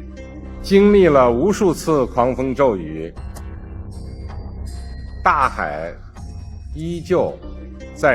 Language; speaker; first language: Chinese; native; Chinese